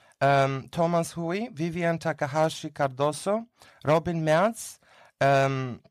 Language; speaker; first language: German; non-native, learner; Greek